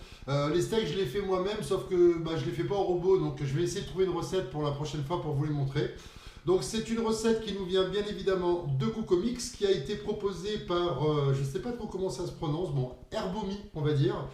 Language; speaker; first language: French; native; French